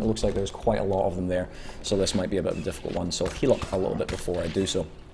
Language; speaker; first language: English; native; English